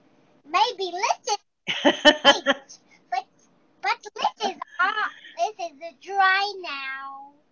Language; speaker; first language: English; non-native, learner; Chinese